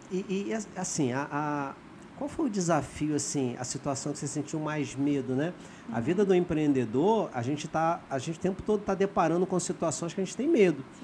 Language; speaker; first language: Portuguese; native; Portuguese